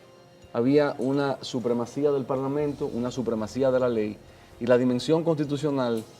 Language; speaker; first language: Spanish; native; Spanish